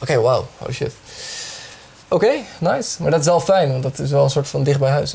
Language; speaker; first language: Dutch; native; Dutch